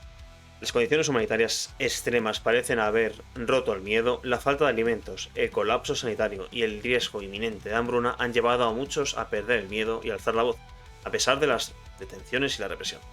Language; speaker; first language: Spanish; native; Spanish